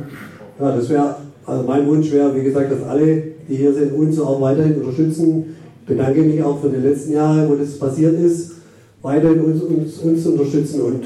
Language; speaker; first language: German; native; German